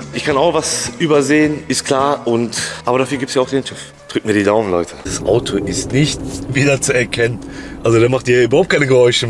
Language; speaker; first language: German; native; German